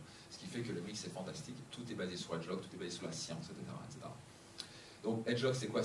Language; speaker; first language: French; native; French